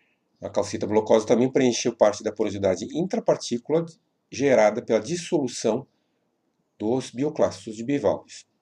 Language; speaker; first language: Portuguese; native; Portuguese